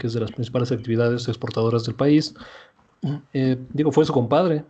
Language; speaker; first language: Spanish; native; Spanish